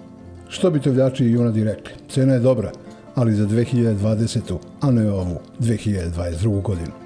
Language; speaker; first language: Serbian; native; Serbian